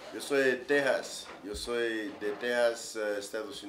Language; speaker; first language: Spanish; non-native, learner; English